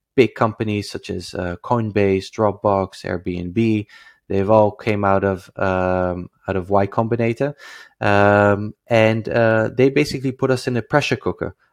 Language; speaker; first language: English; non-native, fluent; Dutch